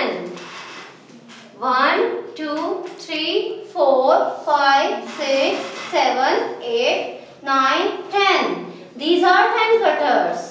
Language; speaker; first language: English; non-native, local second language; Urdu